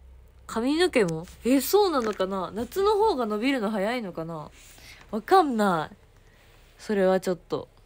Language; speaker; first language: Japanese; native; Japanese